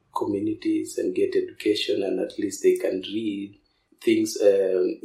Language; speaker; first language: English; non-native, local second language; Masai